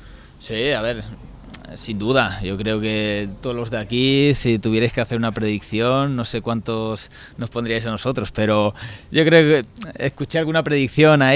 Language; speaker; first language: Spanish; native; Spanish